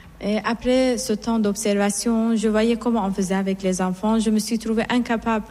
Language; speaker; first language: French; non-native, fluent; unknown